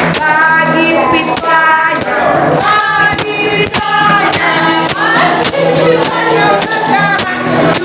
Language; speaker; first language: Indonesian; native; Indonesian